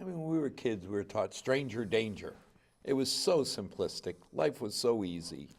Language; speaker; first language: English; native; English